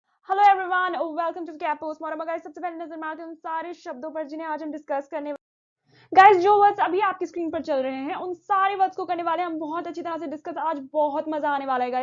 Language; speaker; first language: Hindi; native; Hindi